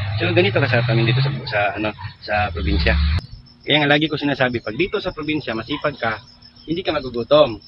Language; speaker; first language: Filipino; non-native, local second language; Cebuano